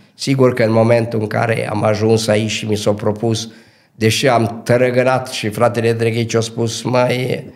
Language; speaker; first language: Romanian; native; Romanian